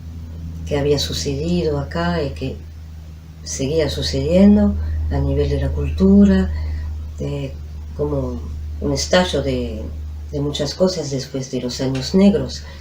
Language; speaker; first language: Spanish; non-native, fluent; French